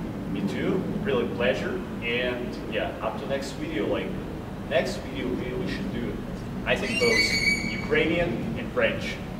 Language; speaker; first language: English; non-native, fluent; Ukrainian